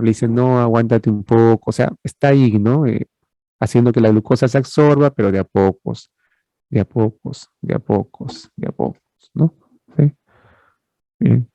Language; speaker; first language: Spanish; native; Spanish